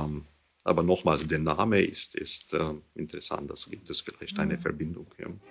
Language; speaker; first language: German; non-native, learner; English